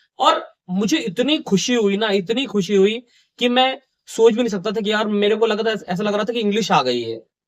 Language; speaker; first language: Hindi; native; Hindi